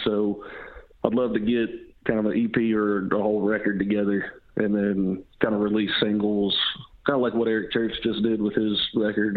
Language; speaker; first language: English; native; English